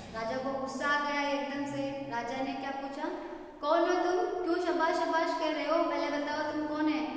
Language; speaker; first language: Hindi; non-native, local second language; Kannada